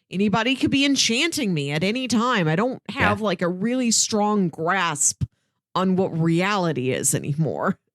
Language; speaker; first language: English; native; English